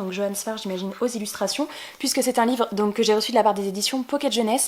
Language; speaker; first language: French; native; French